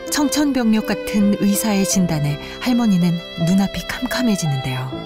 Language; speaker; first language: Korean; native; Korean